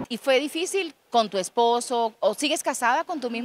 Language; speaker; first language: Spanish; native; Spanish